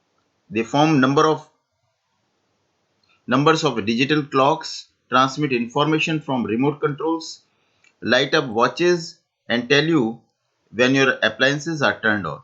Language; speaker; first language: English; non-native, local second language; Hindi